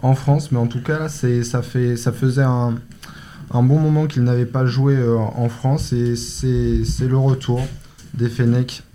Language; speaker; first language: French; native; French